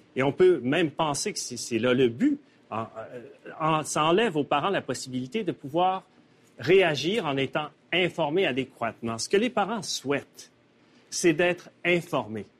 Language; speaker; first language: French; native; French